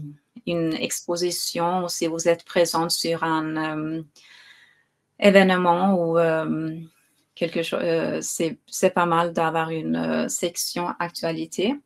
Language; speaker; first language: French; non-native, fluent; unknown